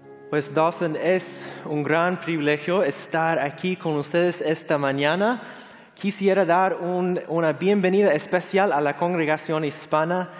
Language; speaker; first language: Spanish; non-native, fluent; English